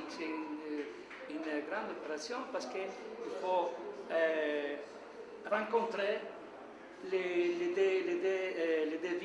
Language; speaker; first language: French; non-native, learner; Italian